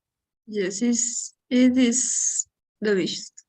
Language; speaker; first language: English; non-native, learner; Spanish